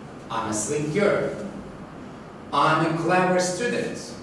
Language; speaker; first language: English; non-native, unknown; Turkish